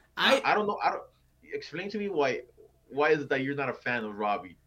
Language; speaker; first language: English; native; English